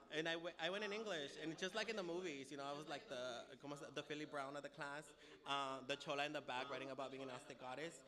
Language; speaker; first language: English; early bilingual, other home language; Spanish